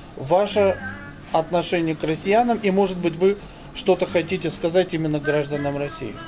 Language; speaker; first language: Russian; native; Russian